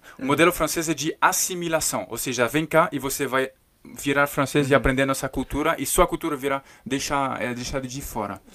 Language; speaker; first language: Portuguese; non-native, fluent; French